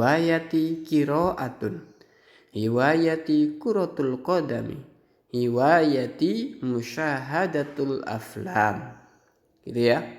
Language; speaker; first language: Arabic; non-native, fluent; Indonesian